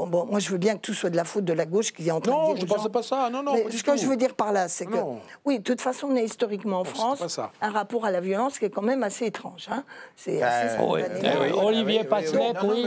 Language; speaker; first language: French; native; French